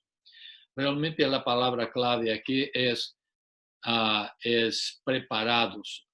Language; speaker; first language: Spanish; non-native, fluent; English